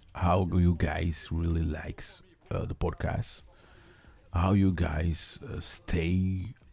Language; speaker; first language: English; non-native, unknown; Haitian Creole